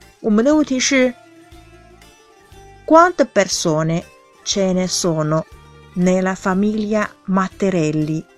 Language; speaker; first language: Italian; non-native, fluent; Chinese